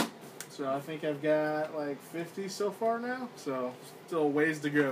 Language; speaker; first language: English; native; English